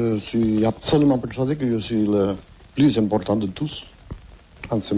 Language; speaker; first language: French; non-native, fluent; Catalan